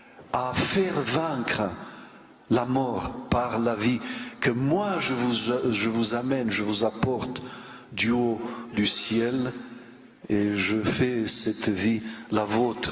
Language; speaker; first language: French; non-native, fluent; Romanian